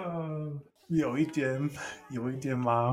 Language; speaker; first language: Chinese; non-native, learner; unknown